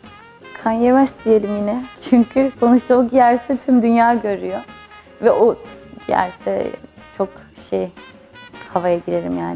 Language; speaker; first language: Turkish; early bilingual, heritage; Turkish